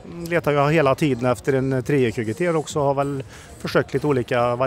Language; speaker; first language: Swedish; native; Swedish